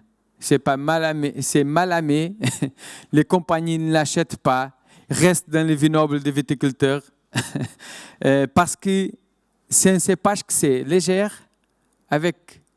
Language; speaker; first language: French; non-native, fluent; Portuguese